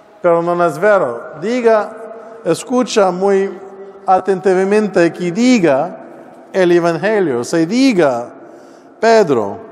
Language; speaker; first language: Spanish; non-native, learner; English